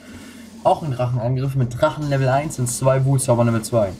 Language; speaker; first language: German; native; German